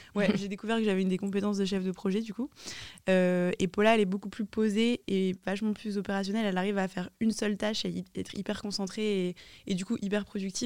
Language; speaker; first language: French; native; French